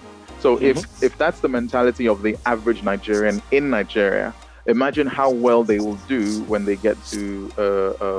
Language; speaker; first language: English; non-native, local second language; Yoruba